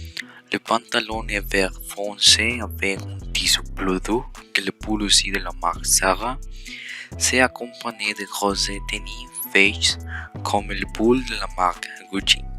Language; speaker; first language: French; non-native, learner; Spanish